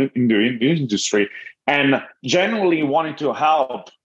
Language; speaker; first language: English; non-native, fluent; Italian